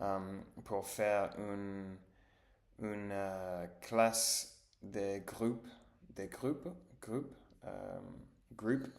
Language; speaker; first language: French; non-native, learner; English